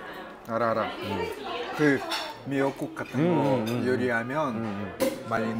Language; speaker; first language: Korean; non-native, learner; Russian